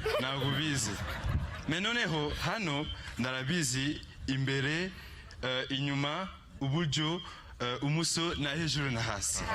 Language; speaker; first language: Kinyarwanda; non-native, learner; French